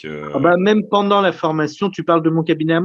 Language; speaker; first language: French; native; French